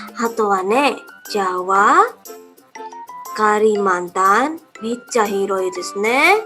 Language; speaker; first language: Japanese; non-native, learner; Indonesian